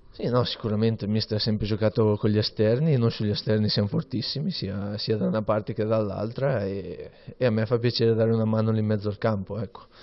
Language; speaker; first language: Italian; native; Italian